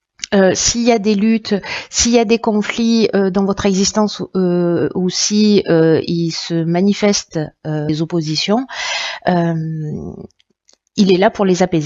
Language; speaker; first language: French; native; French